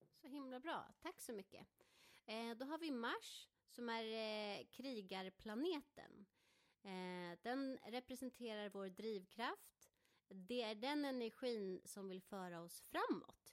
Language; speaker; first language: Swedish; native; Swedish